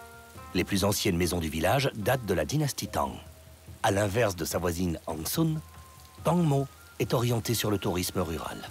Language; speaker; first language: French; native; French